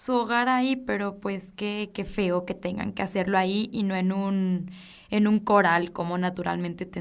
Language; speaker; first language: Spanish; native; Spanish